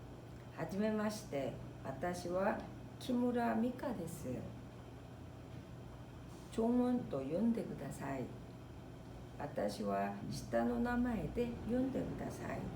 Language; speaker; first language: Japanese; non-native, fluent; Korean